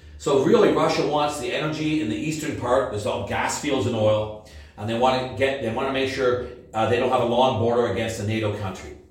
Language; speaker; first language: English; native; English